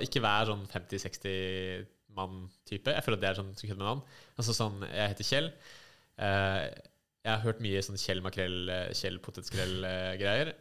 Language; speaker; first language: Norwegian; native; Norwegian